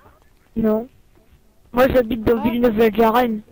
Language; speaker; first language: French; native; French